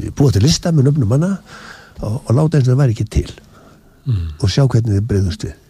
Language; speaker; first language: Icelandic; native; Icelandic